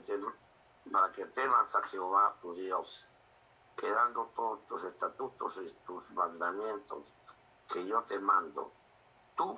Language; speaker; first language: Spanish; native; Spanish